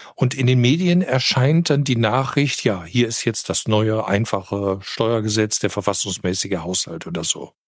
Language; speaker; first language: German; native; German